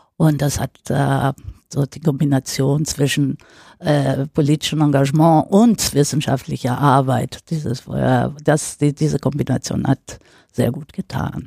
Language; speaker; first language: German; non-native, fluent; Greek